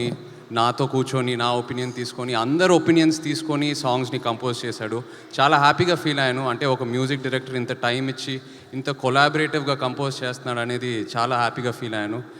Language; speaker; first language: Telugu; native; Telugu